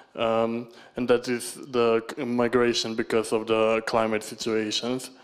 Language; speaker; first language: English; non-native, fluent; Slovenian